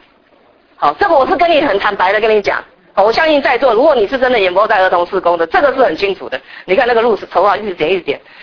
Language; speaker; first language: Chinese; native; Chinese